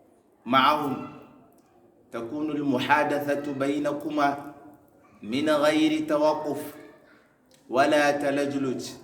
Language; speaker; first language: Arabic; non-native, fluent; Hausa